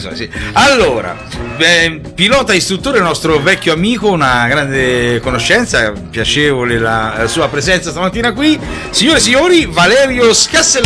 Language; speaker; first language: Italian; native; Italian